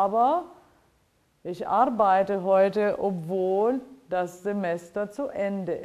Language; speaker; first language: German; non-native, fluent; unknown